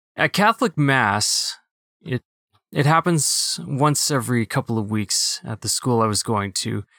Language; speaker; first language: English; early bilingual, other home language; Filipino